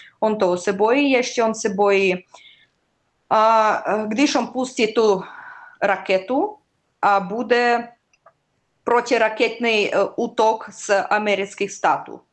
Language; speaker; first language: Czech; non-native, learner; Russian